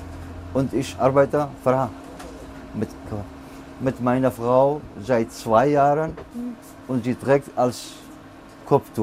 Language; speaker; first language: German; non-native, learner; Kurdish